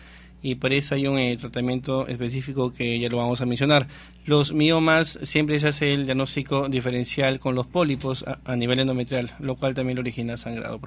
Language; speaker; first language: Spanish; native; Spanish